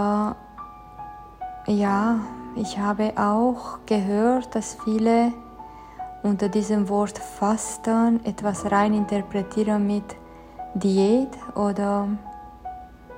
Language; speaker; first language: German; non-native, fluent; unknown